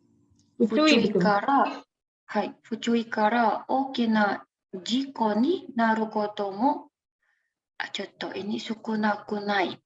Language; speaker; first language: Japanese; non-native, learner; Indonesian